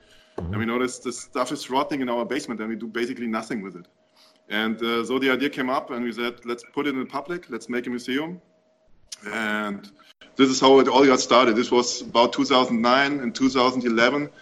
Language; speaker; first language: English; non-native, fluent; German